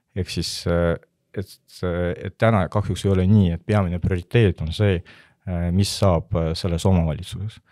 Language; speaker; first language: Estonian; non-native, local second language; Russian